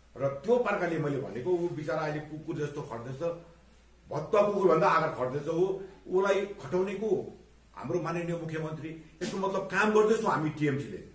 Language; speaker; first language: Nepali; native; Nepali